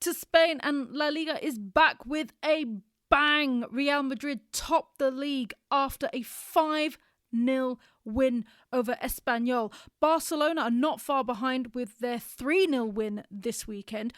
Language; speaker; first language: English; native; English